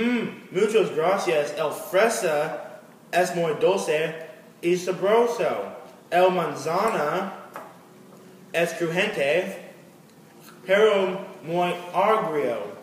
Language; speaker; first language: Spanish; non-native, learner; English